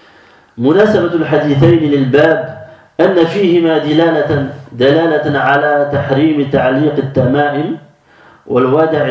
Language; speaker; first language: Arabic; non-native, fluent; French